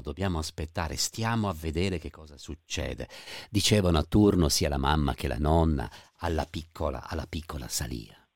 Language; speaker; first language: Italian; native; Italian